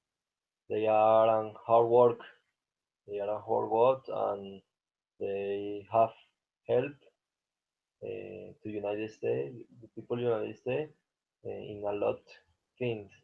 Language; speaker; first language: English; non-native, learner; Spanish